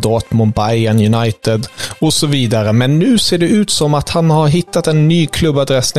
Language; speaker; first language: Swedish; native; Swedish